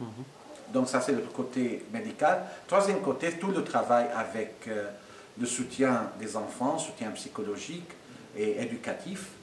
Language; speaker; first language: French; non-native, fluent; Arabic